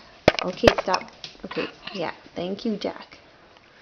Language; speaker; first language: English; native; English